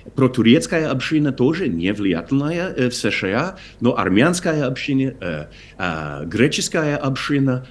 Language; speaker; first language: Russian; non-native, fluent; English